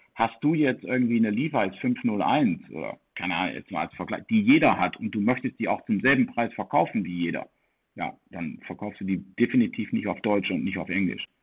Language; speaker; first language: German; early bilingual, heritage; German